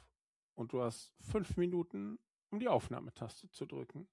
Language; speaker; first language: German; native; German